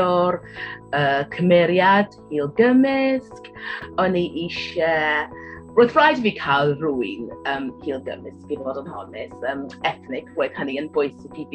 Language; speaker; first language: Welsh; non-native, learner; English